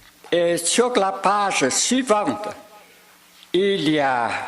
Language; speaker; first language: French; non-native, fluent; Vietnamese